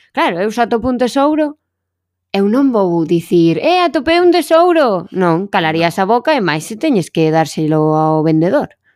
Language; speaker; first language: Galician; non-native, local second language; Spanish